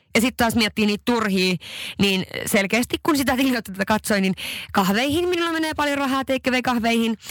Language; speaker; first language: Finnish; early bilingual, heritage; Finnish